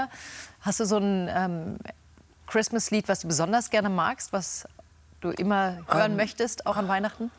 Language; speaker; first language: German; native; German